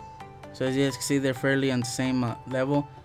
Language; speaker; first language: English; native; English